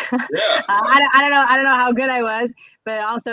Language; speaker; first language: English; native; English